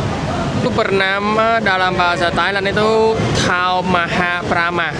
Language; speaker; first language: Indonesian; non-native, fluent; Vietnamese